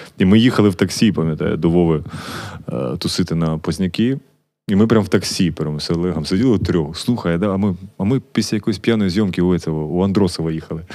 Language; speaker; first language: Ukrainian; native; Ukrainian